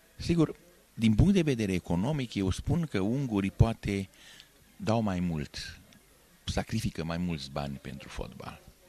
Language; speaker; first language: Romanian; non-native, local second language; Hungarian